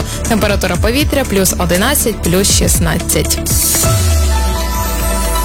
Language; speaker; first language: Ukrainian; native; Ukrainian